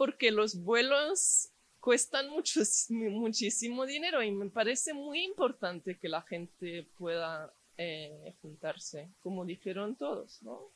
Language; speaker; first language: Spanish; non-native, fluent; English